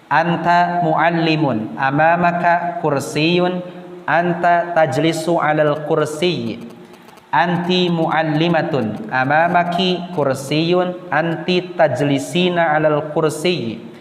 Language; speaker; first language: Arabic; non-native, fluent; Indonesian